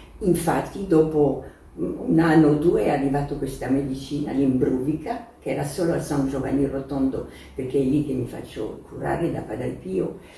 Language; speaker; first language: Italian; non-native, fluent; French